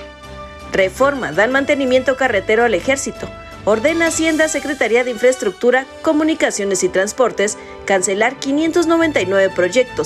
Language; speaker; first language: Spanish; native; Spanish